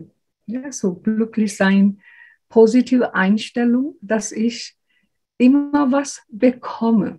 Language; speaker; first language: German; non-native, fluent; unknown